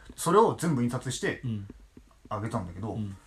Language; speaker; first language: Japanese; native; Japanese